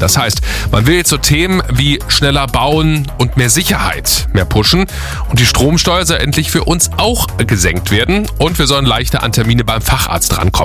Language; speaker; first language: German; native; German